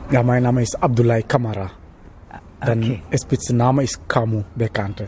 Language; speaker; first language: German; non-native, learner; Wolof